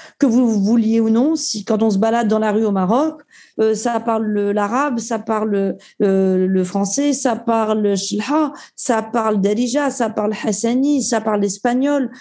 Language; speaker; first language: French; native; French